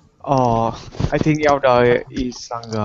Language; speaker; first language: English; non-native, learner; Vietnamese